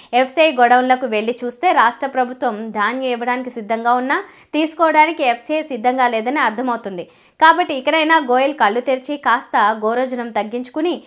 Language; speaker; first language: Telugu; native; Telugu